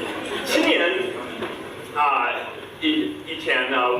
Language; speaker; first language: Chinese; non-native, learner; English